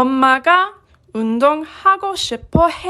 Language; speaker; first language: Korean; non-native, fluent; English